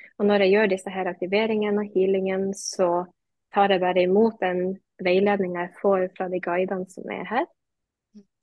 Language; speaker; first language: Norwegian; native; Norwegian